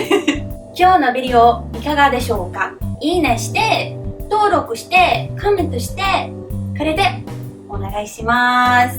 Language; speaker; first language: Japanese; non-native, learner; English